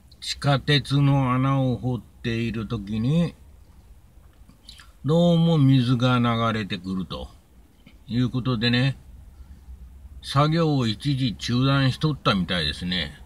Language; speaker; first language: Japanese; native; Japanese